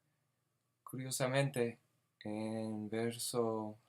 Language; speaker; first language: Spanish; non-native, fluent; English